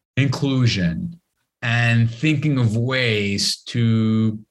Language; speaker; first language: English; non-native, fluent; Arabic